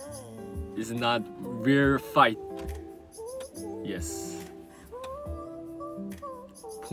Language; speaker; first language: English; non-native, learner; Korean